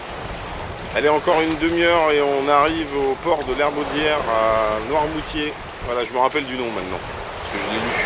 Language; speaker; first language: French; native; French